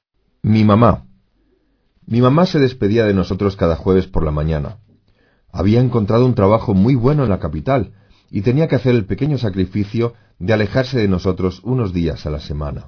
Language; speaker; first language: Spanish; native; Spanish